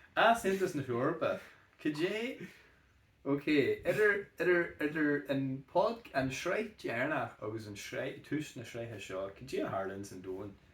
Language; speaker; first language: Irish; native; Irish